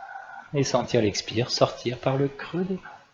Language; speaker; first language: French; native; French